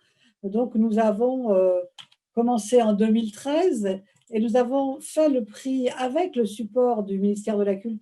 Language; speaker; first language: French; native; French